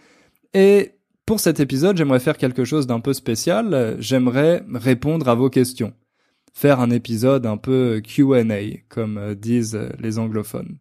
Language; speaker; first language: French; native; French